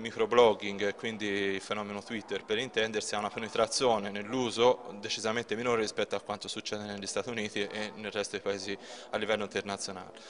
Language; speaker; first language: Italian; native; Italian